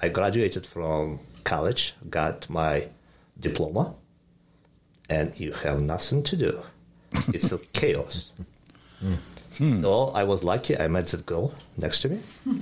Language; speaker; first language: English; non-native, fluent; Ukrainian